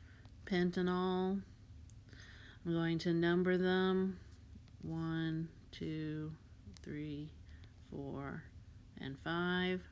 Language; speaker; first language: English; native; English